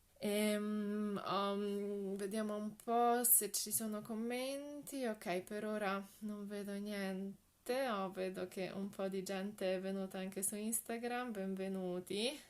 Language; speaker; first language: Italian; non-native, fluent; Polish